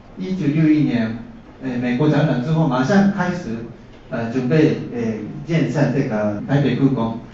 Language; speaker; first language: Chinese; non-native, fluent; Japanese